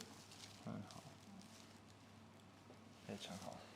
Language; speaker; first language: Chinese; non-native, fluent; English